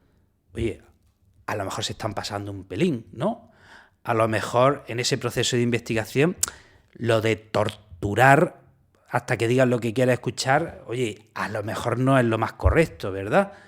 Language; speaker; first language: Spanish; native; Spanish